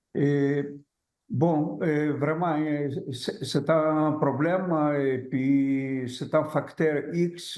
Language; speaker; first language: French; non-native, fluent; Greek